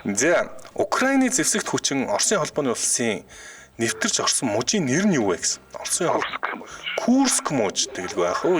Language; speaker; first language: Mongolian; native; Mongolian